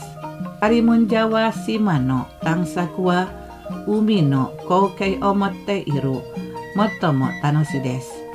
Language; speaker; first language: Japanese; non-native, learner; Indonesian